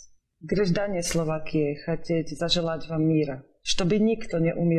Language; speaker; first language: Russian; non-native, learner; Slovak